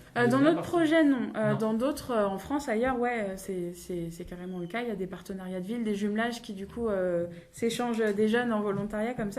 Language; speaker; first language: French; native; French